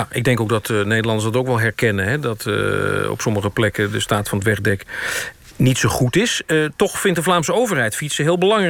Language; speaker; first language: Dutch; native; Dutch